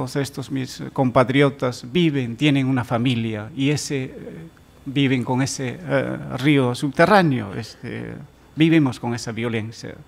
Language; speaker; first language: Spanish; non-native, local second language; Quechua